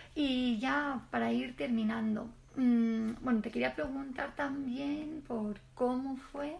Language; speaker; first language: Spanish; native; Spanish